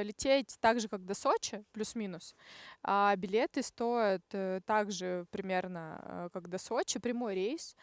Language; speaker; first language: Russian; native; Russian